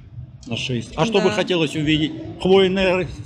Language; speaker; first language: Russian; native; Russian